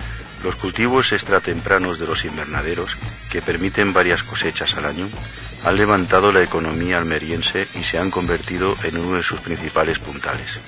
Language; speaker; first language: Spanish; native; Spanish